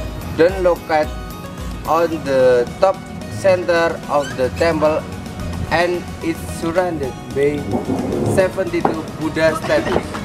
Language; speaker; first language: English; non-native, learner; Indonesian